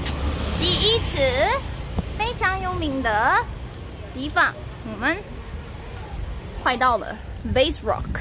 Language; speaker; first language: Chinese; non-native, learner; Korean